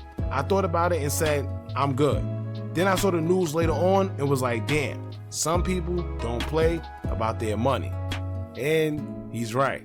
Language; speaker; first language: English; native; English